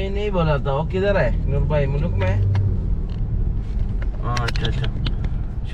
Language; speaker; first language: Hindi; non-native, local second language; Malayalam